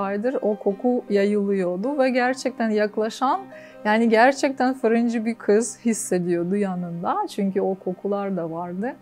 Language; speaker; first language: Turkish; non-native, fluent; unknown